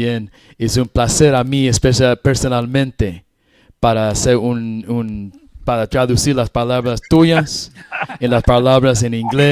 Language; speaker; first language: Spanish; non-native, learner; English